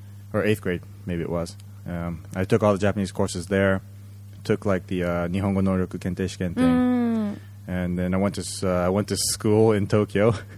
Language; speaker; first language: English; early bilingual, other home language; Japanese